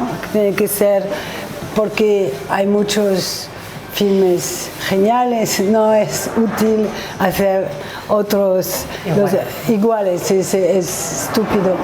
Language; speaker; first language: Spanish; non-native, learner; French